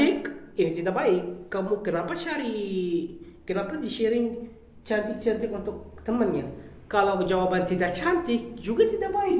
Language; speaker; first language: Indonesian; non-native, learner; Arabic